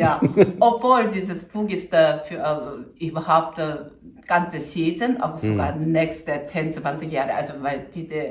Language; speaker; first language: German; non-native, fluent; Korean